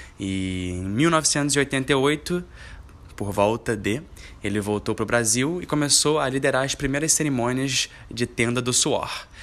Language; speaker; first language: Portuguese; native; Portuguese